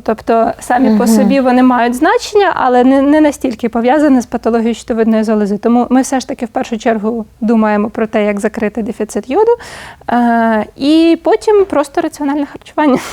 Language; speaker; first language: Ukrainian; native; Ukrainian